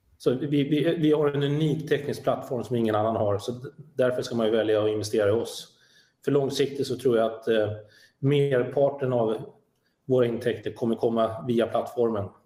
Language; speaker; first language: Swedish; native; Swedish